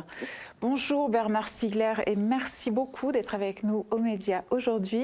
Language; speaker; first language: French; native; French